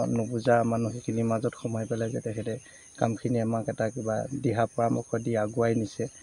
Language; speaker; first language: Assamese; native; Assamese